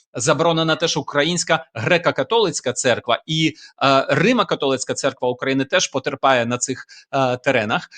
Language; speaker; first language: Ukrainian; native; Ukrainian